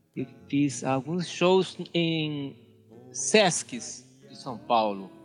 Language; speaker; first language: Portuguese; non-native, fluent; Japanese